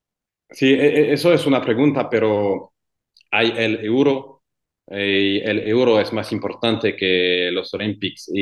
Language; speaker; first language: Spanish; non-native, fluent; French